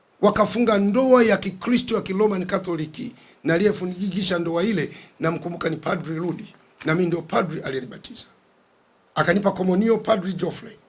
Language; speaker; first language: Swahili; native; Swahili